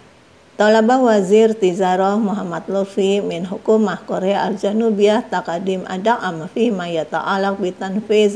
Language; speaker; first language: Arabic; non-native, fluent; Indonesian